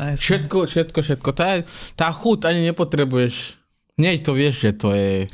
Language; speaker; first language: Slovak; non-native, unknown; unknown